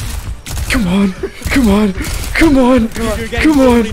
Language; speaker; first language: English; native; English